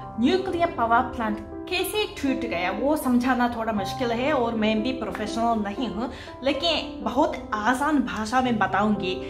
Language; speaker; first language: Hindi; non-native, fluent; Japanese